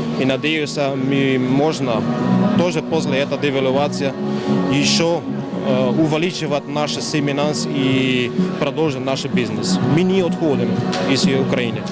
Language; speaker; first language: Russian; non-native, learner; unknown